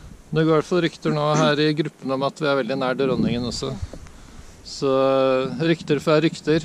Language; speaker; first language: Norwegian; native; Norwegian